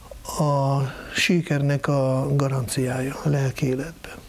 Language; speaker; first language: Hungarian; non-native, fluent; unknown